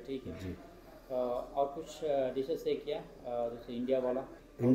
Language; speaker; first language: Hindi; non-native, local second language; Telugu